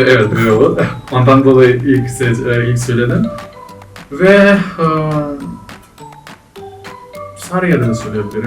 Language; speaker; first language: Turkish; non-native, fluent; Macedonian